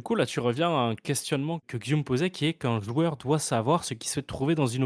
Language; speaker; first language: French; native; French